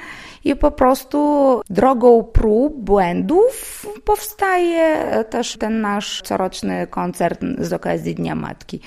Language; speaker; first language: Polish; non-native, local second language; Lithuanian